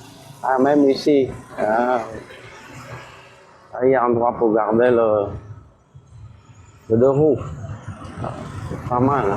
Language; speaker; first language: French; non-native, fluent; Vietnamese